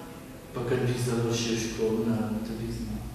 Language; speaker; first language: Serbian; non-native, local second language; Hungarian